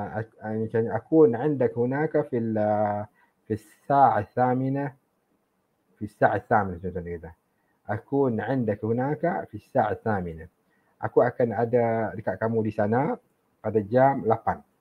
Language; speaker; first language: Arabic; non-native, fluent; Malay